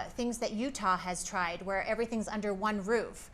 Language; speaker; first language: English; native; English